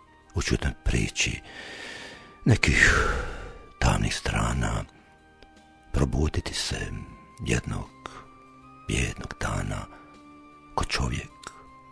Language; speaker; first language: Serbian; native; Serbian